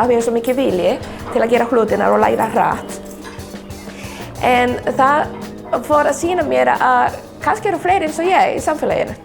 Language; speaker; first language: Icelandic; non-native, learner; Spanish